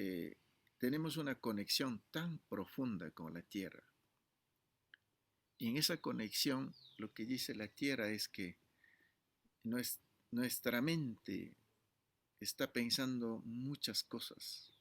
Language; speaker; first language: Spanish; non-native, fluent; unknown